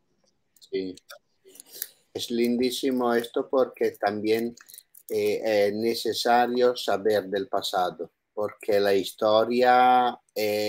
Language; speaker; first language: Spanish; non-native, learner; Italian